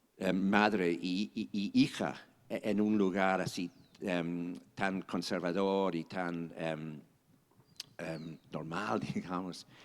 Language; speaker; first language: Spanish; non-native, fluent; English